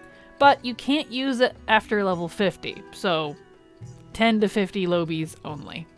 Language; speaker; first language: English; native; English